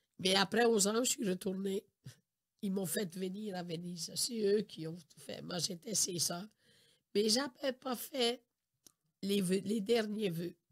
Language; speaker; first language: French; non-native, fluent; Italian